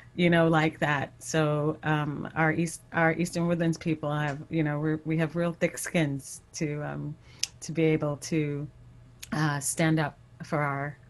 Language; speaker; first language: English; native; English